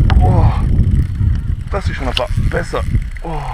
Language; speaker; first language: German; non-native, fluent; French